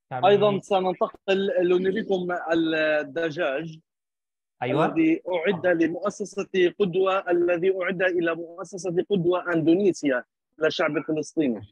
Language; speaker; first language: Arabic; native; Arabic